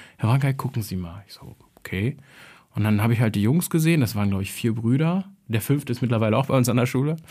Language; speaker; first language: German; early bilingual, other home language; Albanian